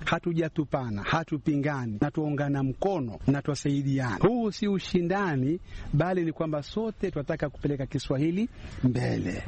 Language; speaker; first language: Swahili; native; Swahili